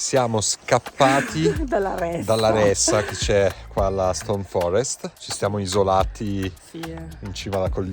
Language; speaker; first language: Italian; native; Italian